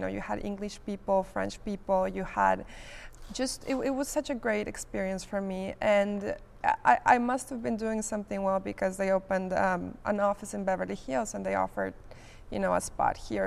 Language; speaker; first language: English; non-native, fluent; Spanish